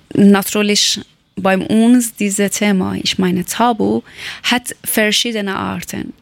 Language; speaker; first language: German; non-native, learner; Persian